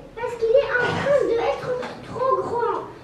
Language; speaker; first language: French; non-native, local second language; Arabic